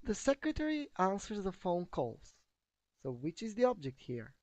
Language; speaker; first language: English; non-native, fluent; Albanian